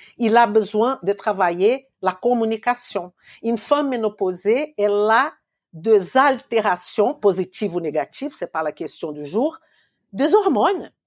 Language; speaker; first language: French; non-native, fluent; Portuguese